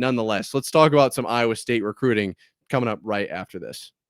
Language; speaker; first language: English; native; English